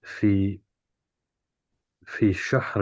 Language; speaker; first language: Arabic; non-native, learner; English